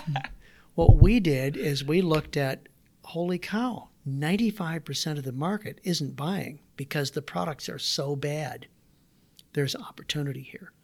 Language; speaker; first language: English; native; English